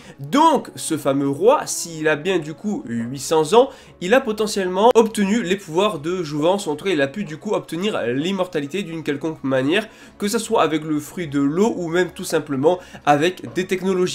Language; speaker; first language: French; native; French